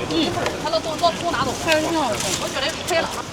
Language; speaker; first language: Chinese; native; Chinese